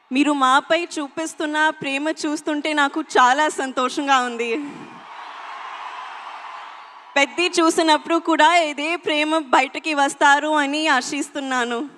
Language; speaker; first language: Telugu; non-native, local second language; Hindi